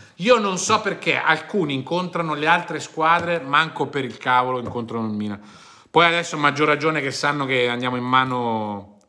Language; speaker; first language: Italian; native; Italian